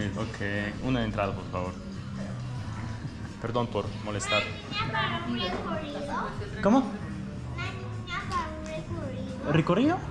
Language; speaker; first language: Spanish; non-native, fluent; Russian